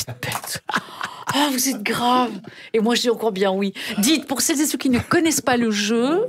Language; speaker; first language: French; native; French